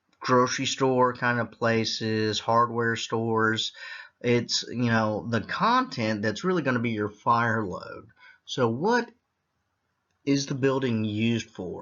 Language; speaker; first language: English; native; English